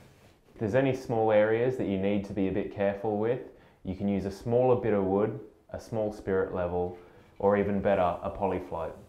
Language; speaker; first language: English; native; English